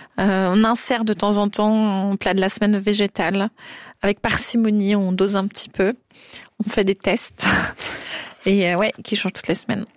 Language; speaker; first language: French; native; French